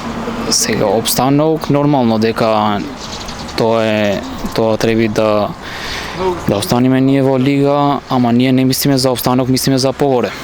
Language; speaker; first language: Macedonian; non-native, local second language; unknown